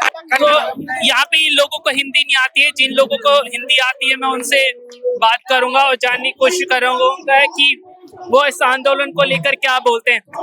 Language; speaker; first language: Hindi; native; Hindi